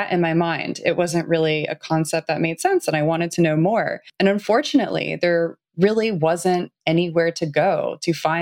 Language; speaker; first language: English; native; English